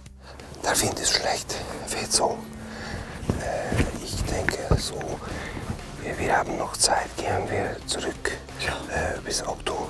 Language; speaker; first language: German; non-native, learner; Hungarian